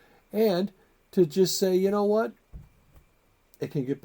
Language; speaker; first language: English; native; English